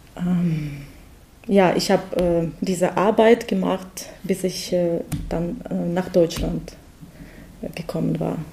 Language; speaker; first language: German; non-native, learner; Russian